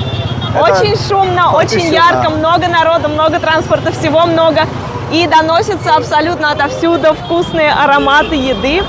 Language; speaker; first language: Russian; native; Russian